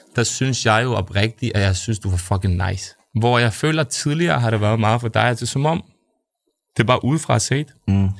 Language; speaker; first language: Danish; native; Danish